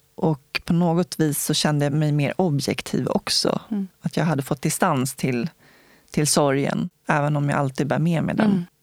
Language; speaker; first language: Swedish; native; Swedish